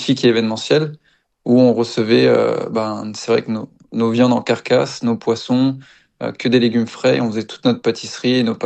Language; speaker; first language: French; native; French